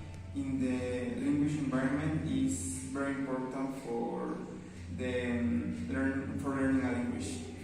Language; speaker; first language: English; non-native, learner; Spanish